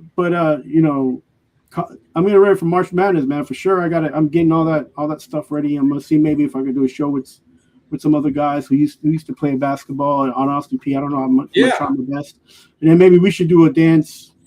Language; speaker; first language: English; native; English